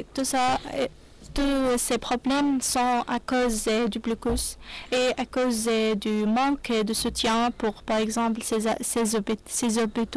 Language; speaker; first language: French; non-native, learner; Arabic